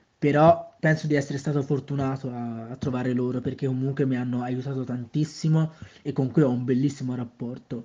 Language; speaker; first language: Italian; early bilingual, other home language; Nepali